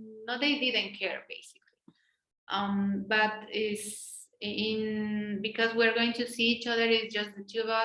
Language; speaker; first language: English; non-native, fluent; Spanish